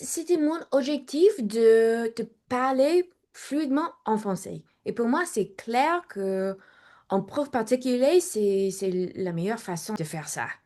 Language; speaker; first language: French; non-native, learner; English